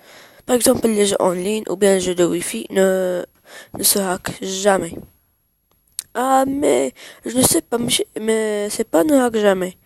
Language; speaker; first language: French; non-native, learner; Arabic